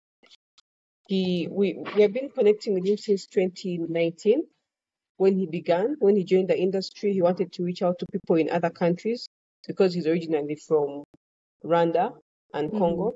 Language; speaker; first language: English; non-native, local second language; Ganda